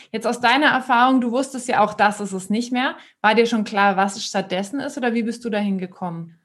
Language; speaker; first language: German; native; German